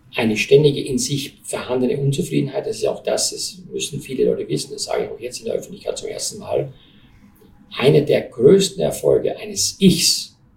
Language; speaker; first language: German; native; German